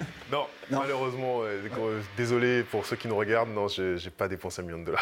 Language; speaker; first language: French; native; French